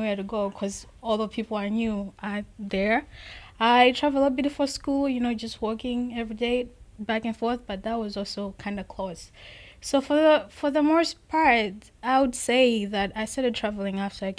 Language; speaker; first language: English; non-native, local second language; Nyanja